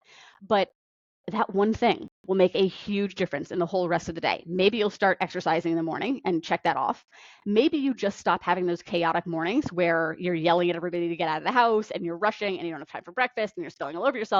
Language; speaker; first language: English; native; English